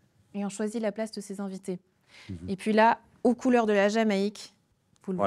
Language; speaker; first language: French; native; French